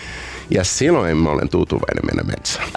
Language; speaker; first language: Finnish; non-native, fluent; Portuguese